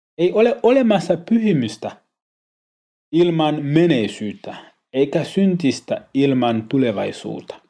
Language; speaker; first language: Finnish; non-native, learner; Swahili